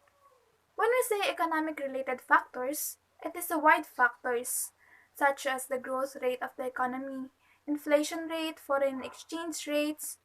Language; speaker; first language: English; non-native, local second language; Filipino